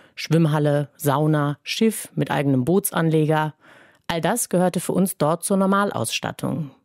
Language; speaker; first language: German; native; German